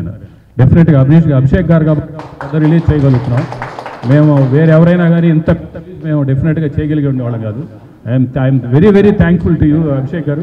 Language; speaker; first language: Telugu; native; Telugu